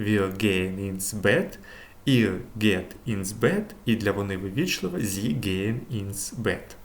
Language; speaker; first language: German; non-native, fluent; Ukrainian